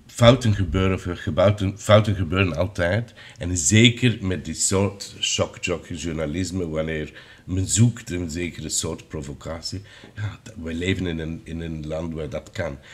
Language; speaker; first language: Dutch; non-native, fluent; English